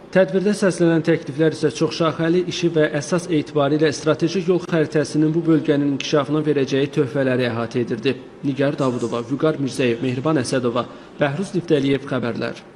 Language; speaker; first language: Azerbaijani; native; Azerbaijani